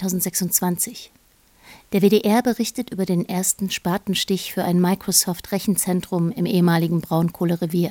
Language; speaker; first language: German; native; German